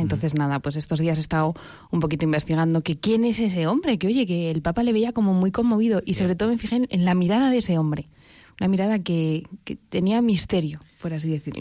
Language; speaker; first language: Spanish; native; Spanish